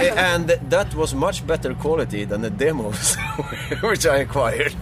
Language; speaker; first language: English; non-native, fluent; Swedish